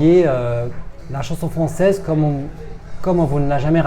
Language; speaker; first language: French; native; French